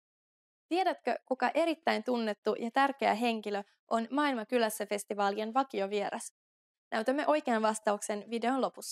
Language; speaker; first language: Finnish; native; Finnish